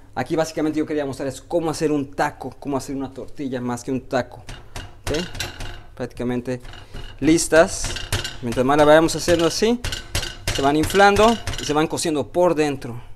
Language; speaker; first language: Spanish; early bilingual, heritage; Spanish